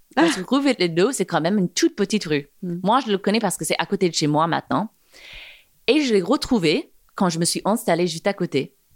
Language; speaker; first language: French; non-native, fluent; English